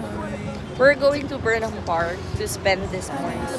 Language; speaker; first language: English; non-native, local second language; Filipino